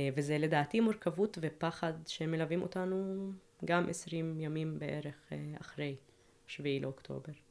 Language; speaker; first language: Hebrew; non-native, local second language; Arabic